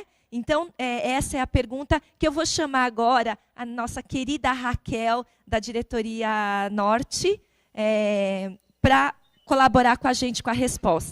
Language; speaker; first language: Portuguese; native; Portuguese